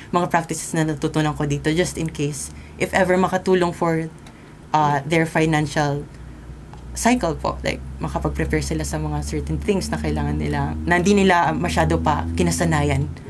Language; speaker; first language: Filipino; non-native, local second language; Bikol